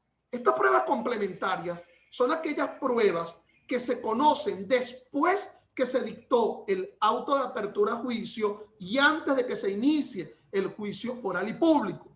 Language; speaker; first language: Spanish; native; Spanish